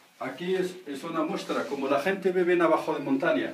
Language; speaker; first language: Spanish; non-native, learner; Riffian